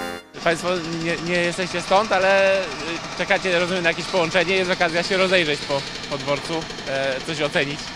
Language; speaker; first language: Polish; native; Polish